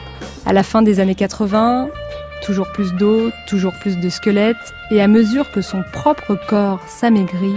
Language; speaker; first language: French; native; French